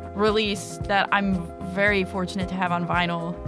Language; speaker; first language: English; native; English